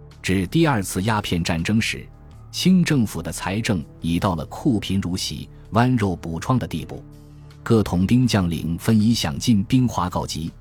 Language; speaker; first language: Chinese; native; Chinese